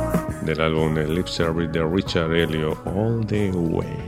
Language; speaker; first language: Spanish; native; Spanish